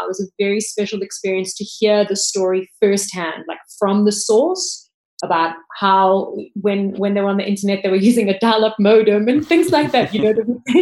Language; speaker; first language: English; native; English